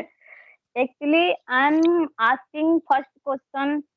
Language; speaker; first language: English; non-native, learner; Hindi